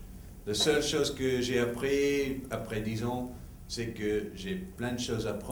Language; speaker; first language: French; non-native, fluent; English